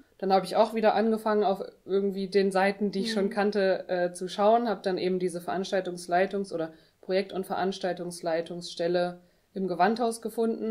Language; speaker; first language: German; native; German